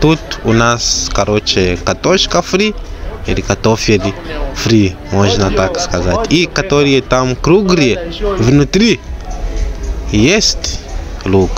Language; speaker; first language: Russian; non-native, learner; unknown